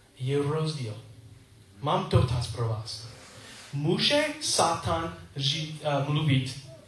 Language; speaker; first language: Czech; non-native, learner; English